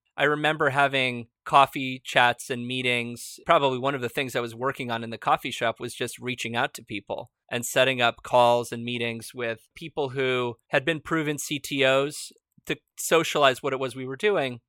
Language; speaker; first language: English; early bilingual, other home language; Spanish